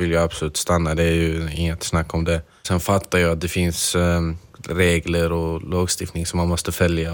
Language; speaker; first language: Swedish; non-native, fluent; Arabic